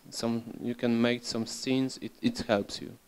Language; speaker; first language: English; non-native, learner; Polish